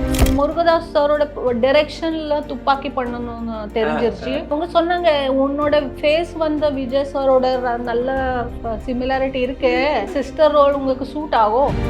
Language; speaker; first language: Tamil; non-native, learner; Malayalam